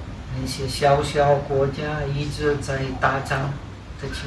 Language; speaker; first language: Chinese; non-native, fluent; Czech